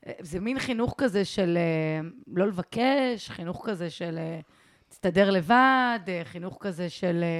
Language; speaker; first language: Hebrew; native; Hebrew